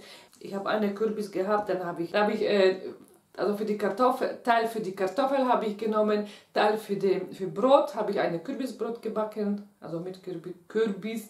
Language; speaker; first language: German; non-native, fluent; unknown